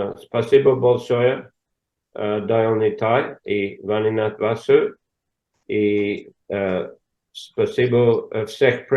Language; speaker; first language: Russian; non-native, learner; English